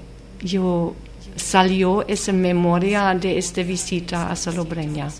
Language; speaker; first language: Spanish; non-native, fluent; German